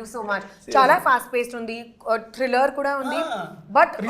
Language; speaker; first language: Telugu; non-native, fluent; Hindi